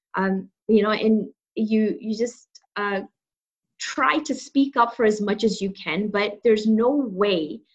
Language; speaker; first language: English; non-native, local second language; Urdu